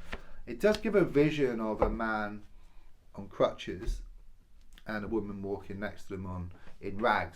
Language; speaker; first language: English; native; English